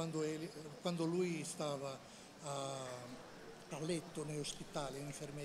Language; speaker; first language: Italian; non-native, learner; Portuguese